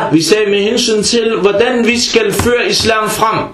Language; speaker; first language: Danish; early bilingual, other home language; Arabic